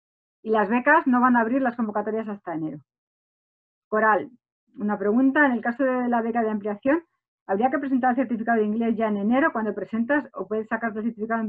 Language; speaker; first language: Spanish; native; Spanish